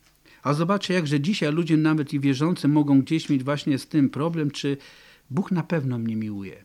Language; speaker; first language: Polish; native; Polish